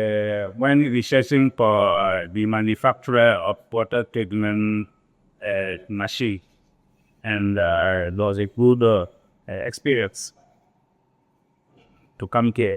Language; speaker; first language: English; non-native, learner; French